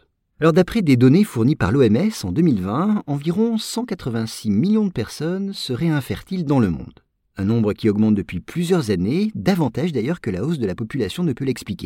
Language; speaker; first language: French; native; French